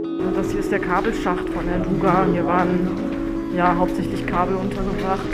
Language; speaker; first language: German; native; German